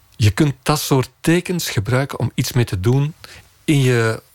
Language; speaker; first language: Dutch; native; Dutch